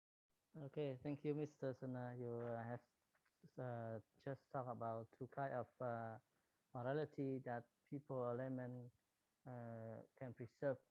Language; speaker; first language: English; non-native, learner; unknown